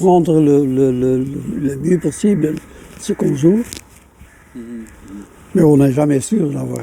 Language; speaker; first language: French; non-native, local second language; Dutch